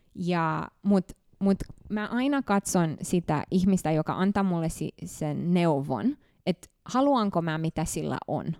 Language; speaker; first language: Finnish; non-native, fluent; Romanian